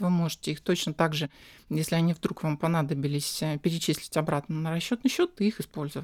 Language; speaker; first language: Russian; native; Russian